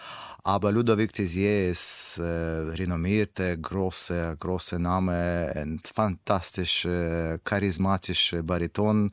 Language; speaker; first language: German; non-native, learner; Russian